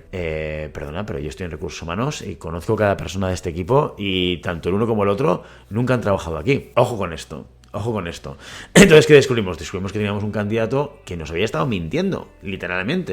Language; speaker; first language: Spanish; native; Spanish